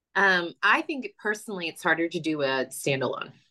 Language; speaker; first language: English; early bilingual, other home language; Spanish